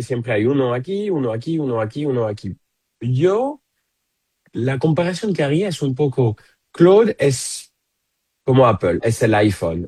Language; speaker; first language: Spanish; non-native, fluent; French